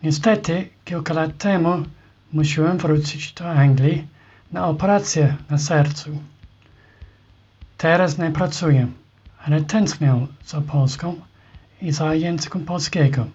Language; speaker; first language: Polish; non-native, fluent; English